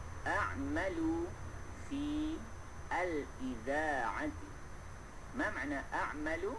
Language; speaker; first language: Arabic; non-native, fluent; Malay